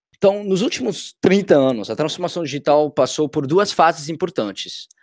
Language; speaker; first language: Portuguese; non-native, fluent; English